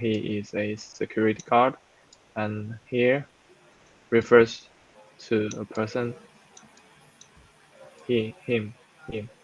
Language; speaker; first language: English; non-native, fluent; Chinese